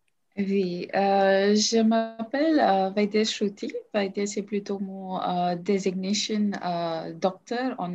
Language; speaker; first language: French; non-native, learner; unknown